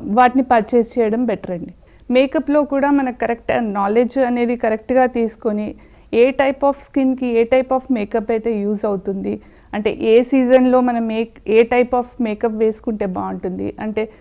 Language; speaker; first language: Telugu; native; Telugu